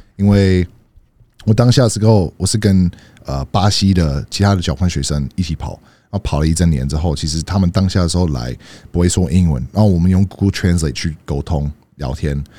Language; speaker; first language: Chinese; non-native, fluent; English